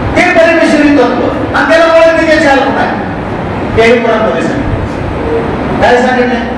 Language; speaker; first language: Marathi; non-native, local second language; Urdu